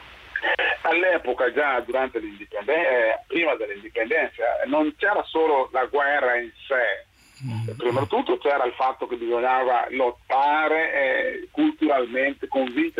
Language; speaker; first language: Italian; non-native, fluent; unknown